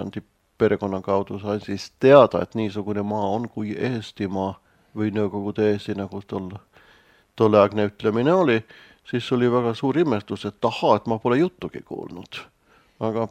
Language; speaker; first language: Estonian; non-native, fluent; Swedish